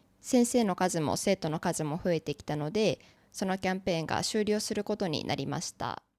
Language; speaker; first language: Japanese; native; Japanese